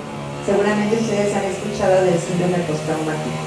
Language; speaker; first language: Spanish; native; Spanish